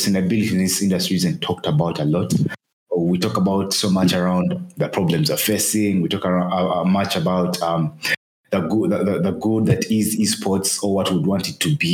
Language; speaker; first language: English; non-native, local second language; Ganda